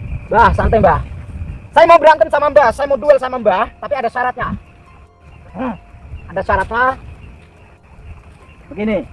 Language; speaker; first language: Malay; non-native, local second language; Javanese